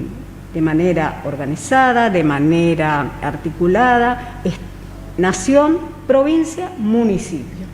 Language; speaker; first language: Spanish; native; Spanish